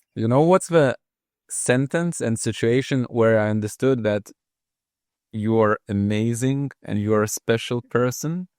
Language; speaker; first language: English; non-native, fluent; Lithuanian